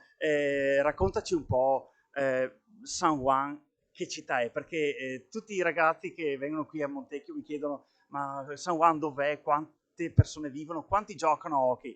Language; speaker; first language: Italian; native; Italian